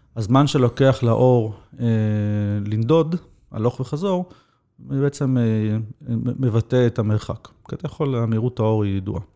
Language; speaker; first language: Hebrew; native; Hebrew